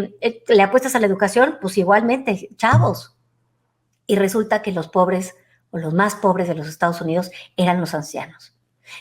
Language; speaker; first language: Spanish; native; Spanish